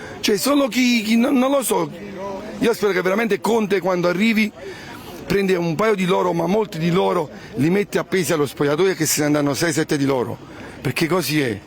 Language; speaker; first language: Italian; native; Italian